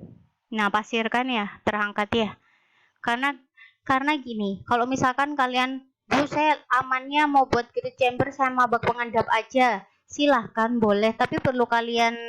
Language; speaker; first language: Indonesian; native; Indonesian